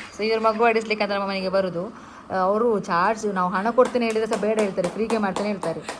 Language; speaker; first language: Kannada; non-native, local second language; Tulu